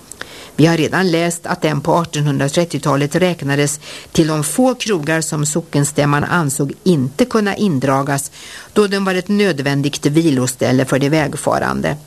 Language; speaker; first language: Swedish; native; Swedish